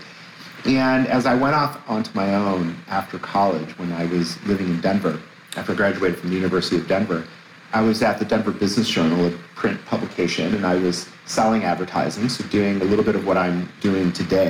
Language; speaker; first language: English; native; English